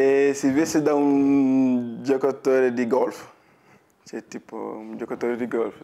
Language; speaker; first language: Italian; non-native, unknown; Wolof